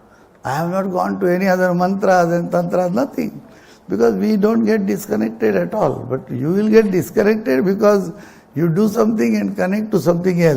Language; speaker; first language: English; non-native, local second language; Marathi